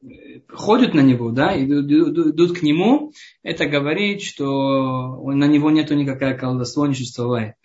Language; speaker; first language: Russian; early bilingual, heritage; Hebrew